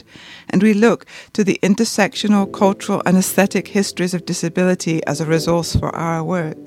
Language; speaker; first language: English; native; English